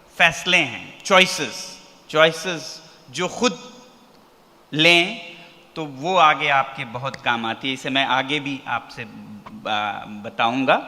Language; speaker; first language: Hindi; non-native, local second language; Ladakhi